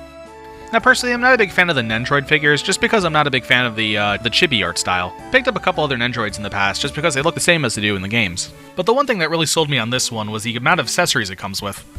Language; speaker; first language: English; native; English